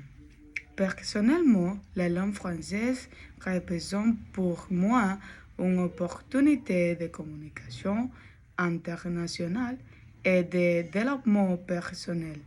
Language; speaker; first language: French; non-native, learner; Spanish